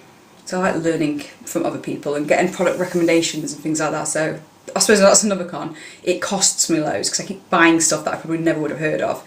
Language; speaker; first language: English; native; English